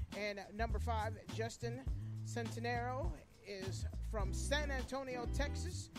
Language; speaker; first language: English; native; English